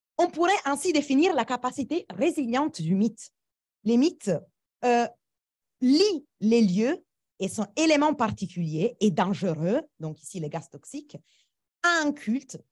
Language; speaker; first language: French; non-native, fluent; Italian